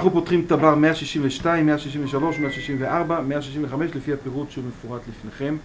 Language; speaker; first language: Hebrew; native; Hebrew